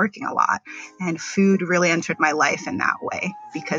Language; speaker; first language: English; native; English